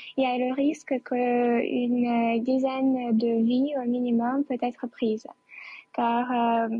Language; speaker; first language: French; non-native, fluent; Ukrainian